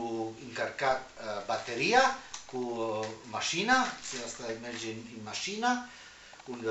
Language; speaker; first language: Romanian; non-native, learner; Spanish